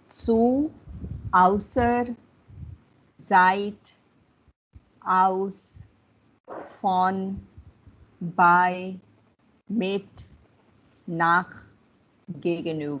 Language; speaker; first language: German; non-native, fluent; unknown